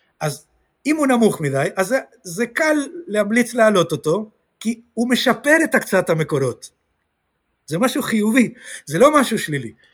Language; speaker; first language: Hebrew; non-native, fluent; Spanish